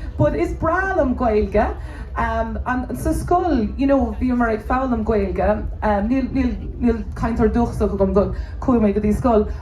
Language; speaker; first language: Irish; non-native, local second language; English